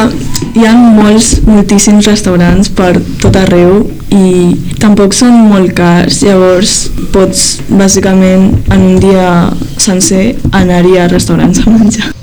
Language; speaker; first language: Catalan; early bilingual, other home language; Chinese